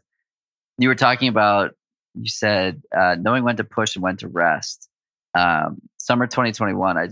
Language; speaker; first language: English; native; English